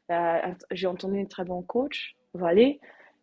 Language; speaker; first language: French; non-native, learner; Dutch